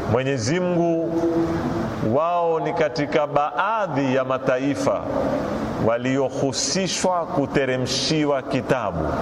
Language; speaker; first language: Swahili; native; Swahili